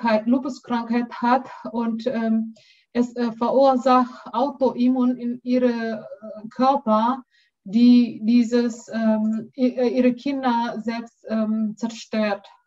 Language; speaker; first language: German; non-native, learner; Indonesian